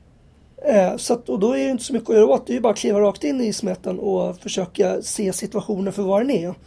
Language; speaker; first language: Swedish; native; Swedish